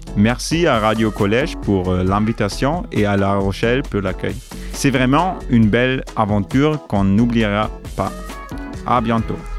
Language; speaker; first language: French; non-native, fluent; German